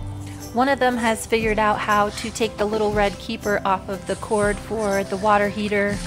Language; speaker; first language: English; native; English